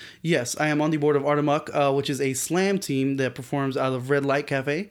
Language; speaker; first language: English; early bilingual, other home language; Spanish